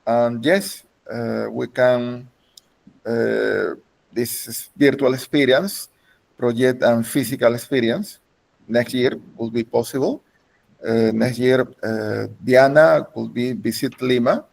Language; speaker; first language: English; non-native, learner; Spanish